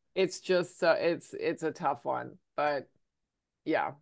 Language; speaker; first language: English; native; English